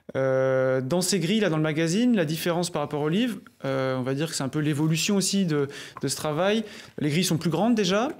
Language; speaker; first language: French; native; French